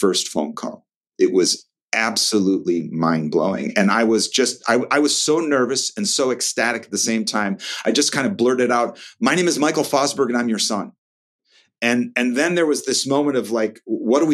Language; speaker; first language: English; native; English